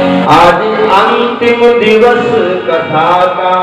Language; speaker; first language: Hindi; native; Hindi